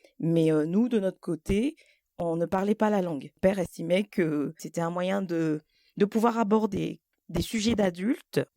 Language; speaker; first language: French; native; French